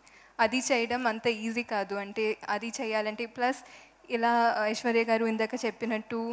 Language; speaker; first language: Telugu; non-native, fluent; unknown